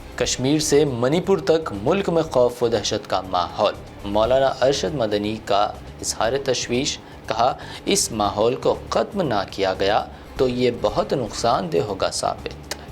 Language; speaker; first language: Urdu; native; Urdu